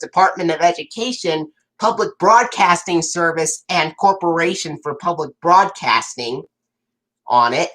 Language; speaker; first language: English; native; English